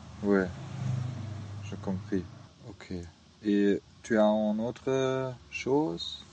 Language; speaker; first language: French; non-native, learner; German